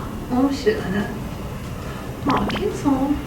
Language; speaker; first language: Japanese; non-native, learner; Italian